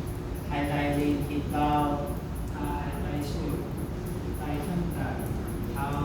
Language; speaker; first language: Vietnamese; non-native, learner; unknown